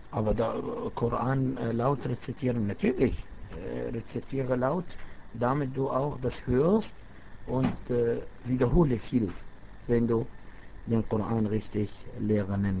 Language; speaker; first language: German; non-native, fluent; Arabic